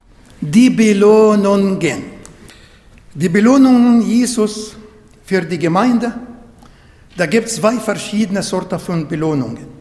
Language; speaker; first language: German; non-native, fluent; Arabic